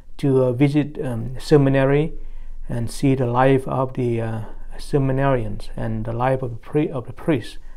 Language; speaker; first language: English; non-native, fluent; Vietnamese